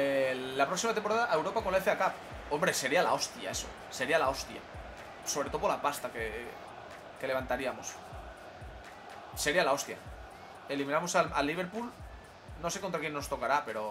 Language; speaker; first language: Spanish; native; Spanish